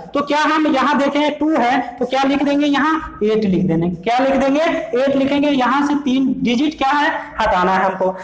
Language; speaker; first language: Hindi; native; Hindi